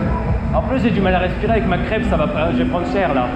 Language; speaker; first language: French; native; French